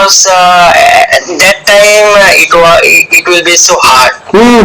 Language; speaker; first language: English; non-native, learner; Bangla